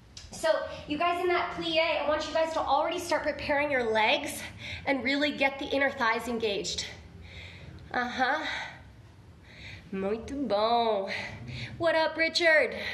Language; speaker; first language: English; native; English